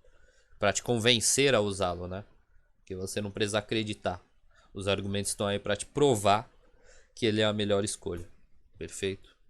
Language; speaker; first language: Portuguese; native; Portuguese